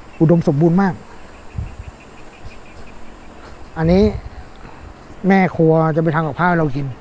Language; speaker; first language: Thai; native; Thai